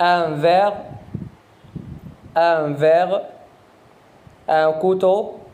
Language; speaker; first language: French; non-native, fluent; Arabic